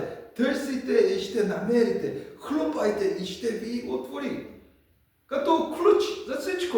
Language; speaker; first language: Bulgarian; non-native, learner; Korean